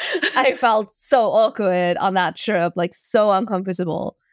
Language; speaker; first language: English; native; English